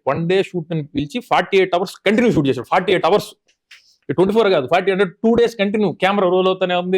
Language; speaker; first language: Telugu; native; Telugu